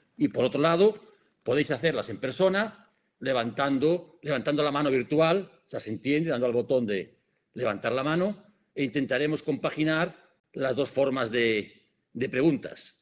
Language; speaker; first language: Spanish; native; Spanish